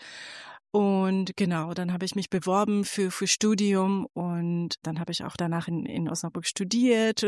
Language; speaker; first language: German; non-native, fluent; Persian